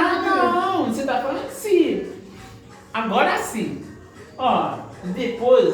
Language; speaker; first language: Portuguese; non-native, learner; Haitian Creole